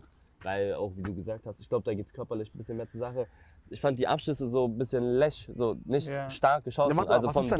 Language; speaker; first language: German; native; German